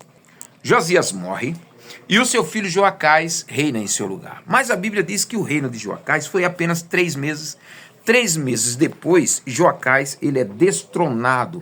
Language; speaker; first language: Portuguese; native; Portuguese